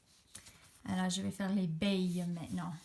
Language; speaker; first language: French; non-native, fluent; English